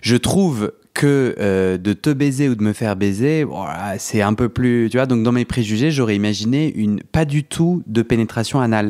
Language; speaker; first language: French; native; French